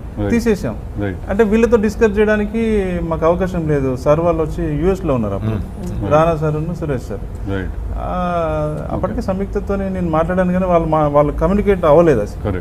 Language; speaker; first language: Telugu; native; Telugu